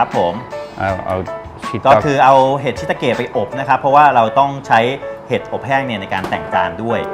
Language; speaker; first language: Thai; native; Thai